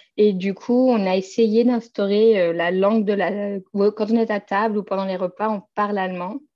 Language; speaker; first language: French; native; French